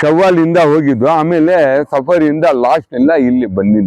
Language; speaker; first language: Kannada; non-native, local second language; Urdu